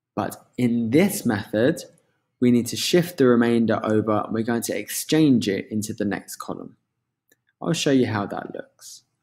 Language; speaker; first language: English; native; English